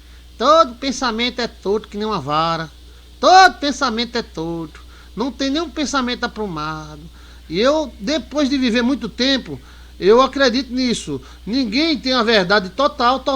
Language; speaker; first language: Portuguese; native; Portuguese